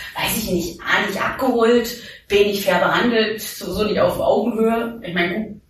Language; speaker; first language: German; native; German